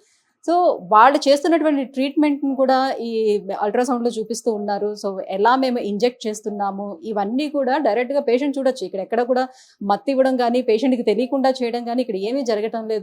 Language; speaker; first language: Telugu; native; Telugu